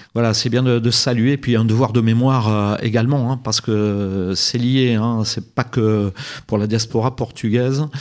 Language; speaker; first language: French; native; French